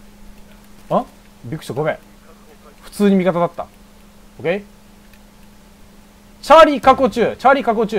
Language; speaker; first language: Japanese; native; Japanese